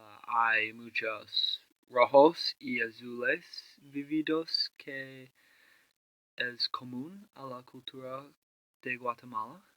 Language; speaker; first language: Spanish; non-native, learner; English